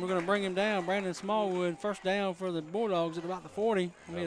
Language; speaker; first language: English; native; English